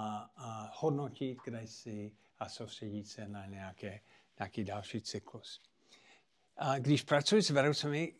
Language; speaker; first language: Czech; non-native, fluent; English